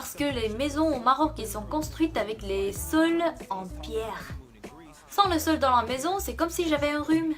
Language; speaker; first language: French; non-native, fluent; Korean